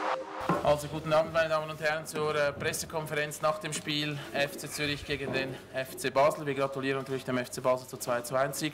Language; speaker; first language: German; native; German